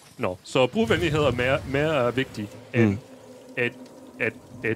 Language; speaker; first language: Danish; non-native, fluent; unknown